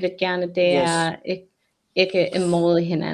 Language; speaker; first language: Danish; non-native, learner; English